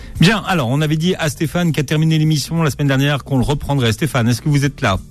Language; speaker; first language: French; native; French